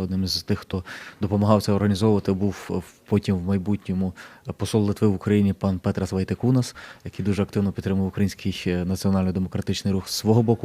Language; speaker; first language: Ukrainian; native; Ukrainian